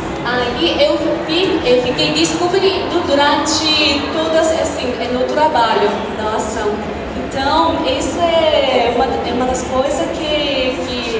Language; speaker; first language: Portuguese; non-native, fluent; Japanese